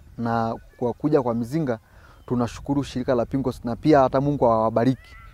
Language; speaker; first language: Swahili; non-native, local second language; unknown